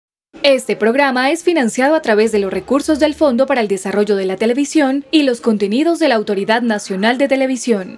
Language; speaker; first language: Spanish; native; Spanish